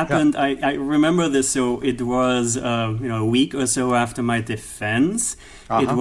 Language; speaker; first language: English; non-native, fluent; German